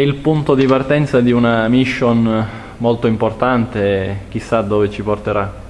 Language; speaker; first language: Italian; native; Italian